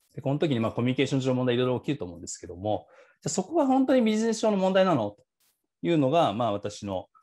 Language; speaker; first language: Japanese; native; Japanese